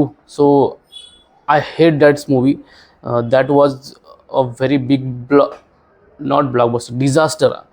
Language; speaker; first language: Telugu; non-native, learner; Marathi